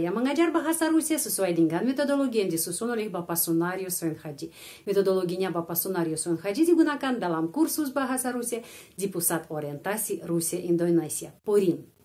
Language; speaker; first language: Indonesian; non-native, fluent; Russian